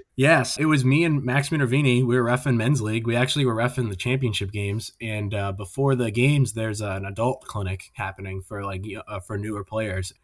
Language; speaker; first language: English; native; English